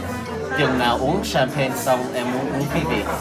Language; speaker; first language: Vietnamese; early bilingual, heritage; Vietnamese